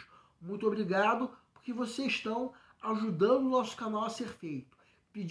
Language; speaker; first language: Portuguese; native; Portuguese